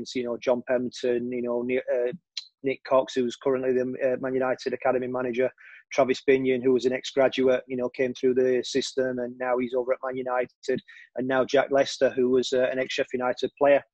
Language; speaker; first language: English; native; English